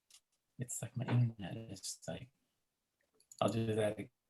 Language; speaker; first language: English; native; English